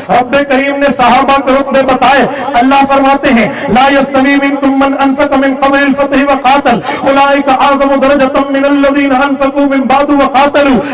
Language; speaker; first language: Urdu; non-native, local second language; Saraiki